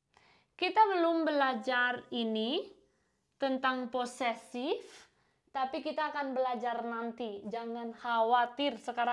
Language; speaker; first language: Indonesian; non-native, fluent; Spanish